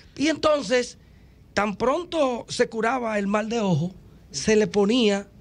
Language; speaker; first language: Spanish; native; Spanish